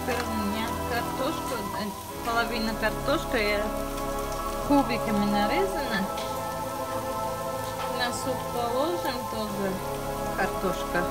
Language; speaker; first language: Russian; non-native, learner; Tajik